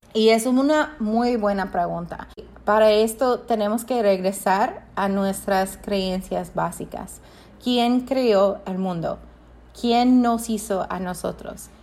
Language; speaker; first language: Spanish; non-native, fluent; English